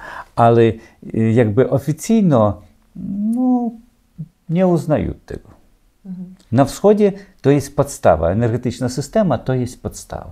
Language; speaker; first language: Polish; non-native, learner; Ukrainian